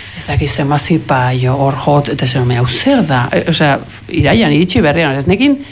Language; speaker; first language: Basque; early bilingual, heritage; Spanish